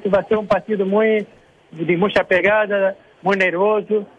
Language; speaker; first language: Spanish; non-native, learner; Portuguese